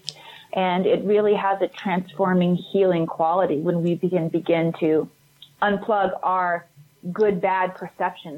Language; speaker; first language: English; native; English